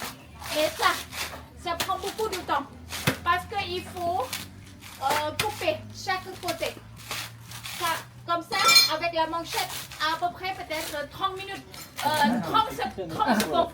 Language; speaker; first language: French; non-native, learner; Thai